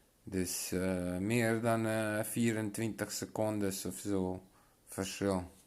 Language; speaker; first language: Dutch; non-native, local second language; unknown